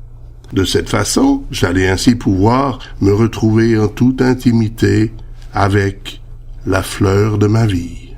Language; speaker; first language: French; native; French